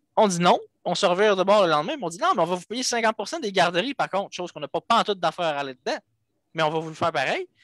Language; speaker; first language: French; native; French